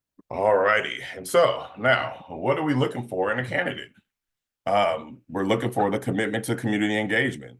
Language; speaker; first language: English; native; English